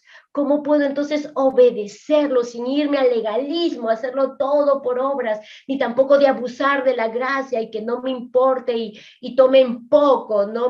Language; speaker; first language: Spanish; native; Spanish